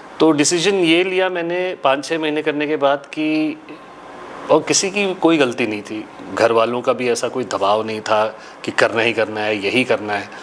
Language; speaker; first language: Hindi; native; Hindi